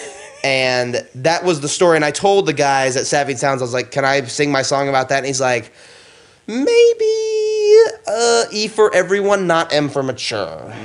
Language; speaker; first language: English; native; English